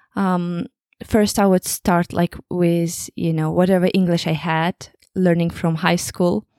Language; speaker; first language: English; non-native, fluent; Kazakh